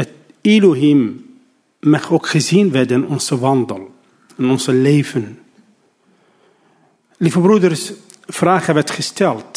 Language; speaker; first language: Dutch; non-native, learner; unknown